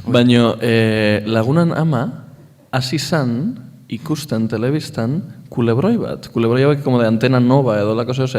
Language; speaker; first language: Basque; native; Basque